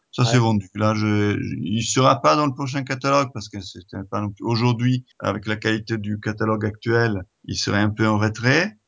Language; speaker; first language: French; non-native, fluent; Italian